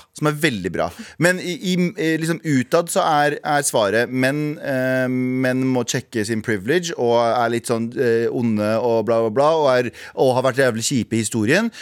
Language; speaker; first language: Norwegian; early bilingual, other home language; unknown